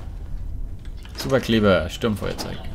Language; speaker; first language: German; native; German